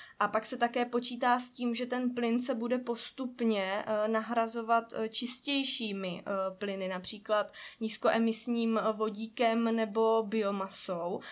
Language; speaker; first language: Czech; native; Czech